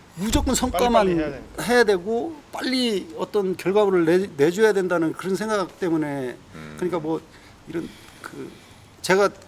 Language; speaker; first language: Korean; native; Korean